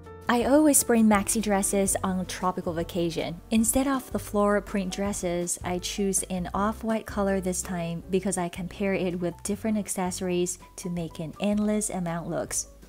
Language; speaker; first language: English; non-native, fluent; Chinese